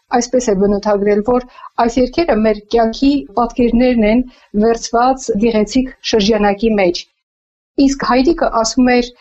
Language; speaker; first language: Armenian; native; Armenian